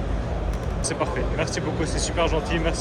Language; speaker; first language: French; native; French